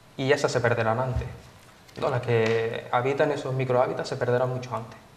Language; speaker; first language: Spanish; native; Spanish